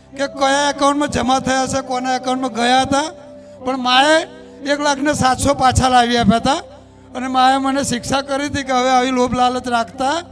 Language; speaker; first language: Gujarati; native; Gujarati